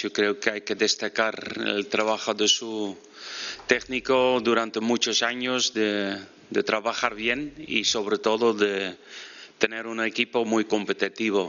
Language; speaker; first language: Spanish; non-native, fluent; Dutch